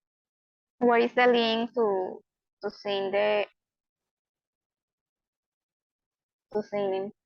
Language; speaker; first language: English; non-native, learner; Spanish